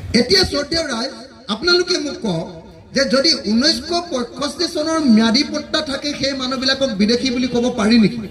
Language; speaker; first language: Assamese; native; Assamese